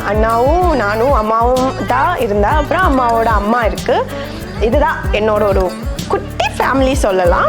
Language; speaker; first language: Tamil; non-native, local second language; Malayalam